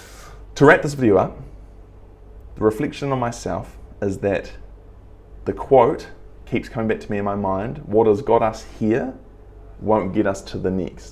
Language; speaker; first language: English; native; English